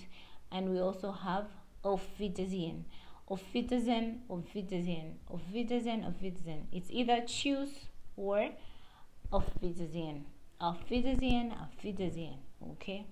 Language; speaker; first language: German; non-native, learner; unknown